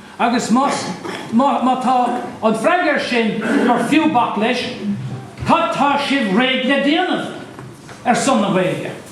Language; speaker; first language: Irish; native; Irish